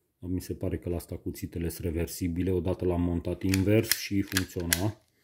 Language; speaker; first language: Romanian; non-native, local second language; Hungarian